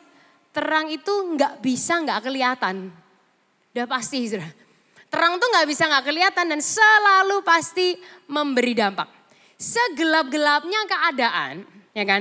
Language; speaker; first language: Indonesian; native; Indonesian